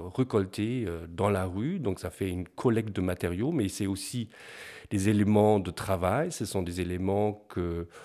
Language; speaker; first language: French; non-native, fluent; German